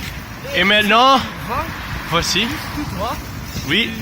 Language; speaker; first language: French; non-native, learner; Dutch